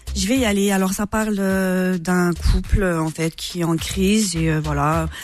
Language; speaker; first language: French; native; French